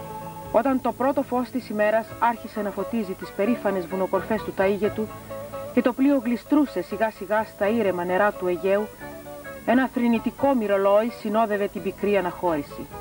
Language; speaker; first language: Greek; native; Greek